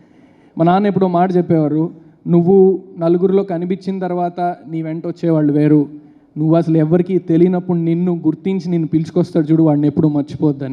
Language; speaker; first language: Telugu; native; Telugu